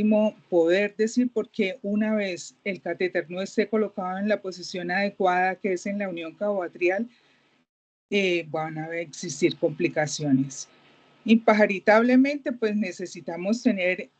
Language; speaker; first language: Spanish; native; Spanish